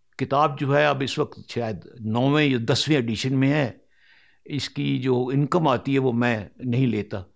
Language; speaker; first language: Urdu; non-native, local second language; Punjabi